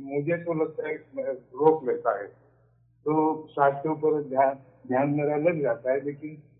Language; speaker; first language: Hindi; non-native, local second language; Marathi